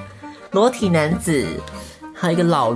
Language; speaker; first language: Chinese; native; Chinese